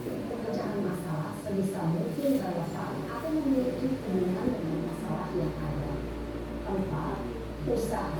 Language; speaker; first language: Indonesian; native; Indonesian